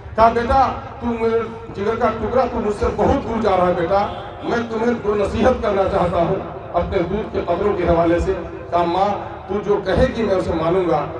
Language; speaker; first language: Urdu; non-native, local second language; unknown